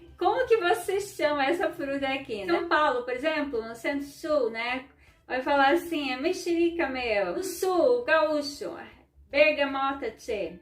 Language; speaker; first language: Portuguese; non-native, local second language; Ukrainian